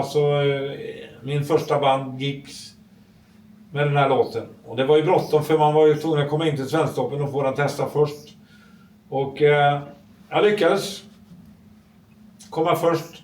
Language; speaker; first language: Swedish; native; Swedish